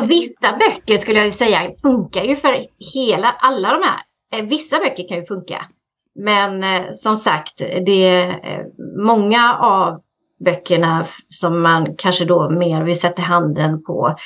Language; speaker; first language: Swedish; native; Swedish